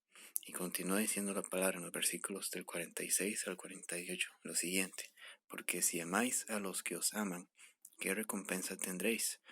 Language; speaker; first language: Spanish; native; Spanish